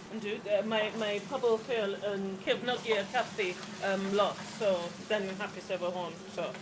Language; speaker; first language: Welsh; non-native, learner; English